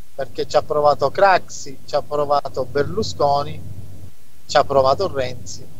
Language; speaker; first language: Italian; native; Italian